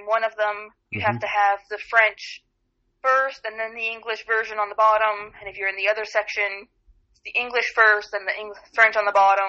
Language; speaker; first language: English; non-native, fluent; French